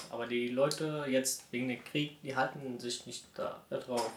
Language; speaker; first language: German; non-native, learner; Arabic